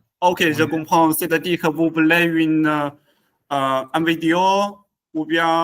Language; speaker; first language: French; non-native, learner; Chinese